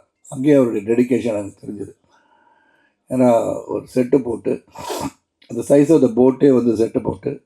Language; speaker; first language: Tamil; native; Tamil